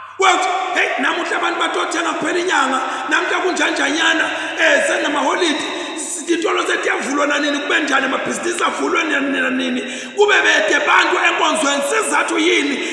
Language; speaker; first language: Zulu; non-native, local second language; Swati